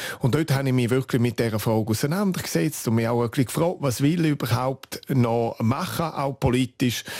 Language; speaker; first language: German; non-native, local second language; Romansh